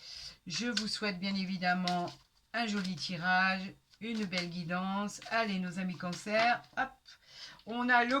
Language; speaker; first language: French; native; French